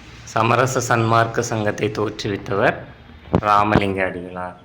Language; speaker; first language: Tamil; native; Tamil